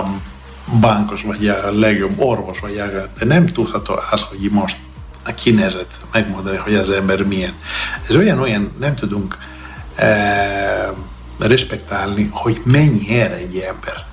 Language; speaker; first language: Hungarian; non-native, learner; Greek